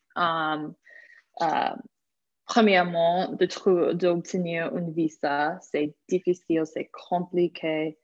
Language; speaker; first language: French; non-native, fluent; English